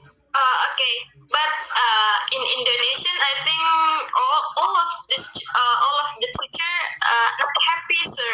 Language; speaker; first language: English; non-native, learner; Indonesian